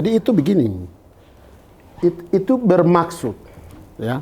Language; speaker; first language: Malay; non-native, local second language; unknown